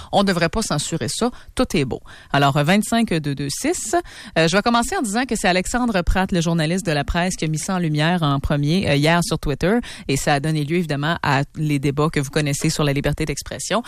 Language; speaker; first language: French; native; French